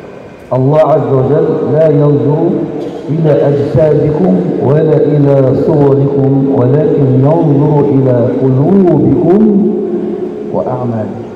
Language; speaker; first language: Arabic; native; Arabic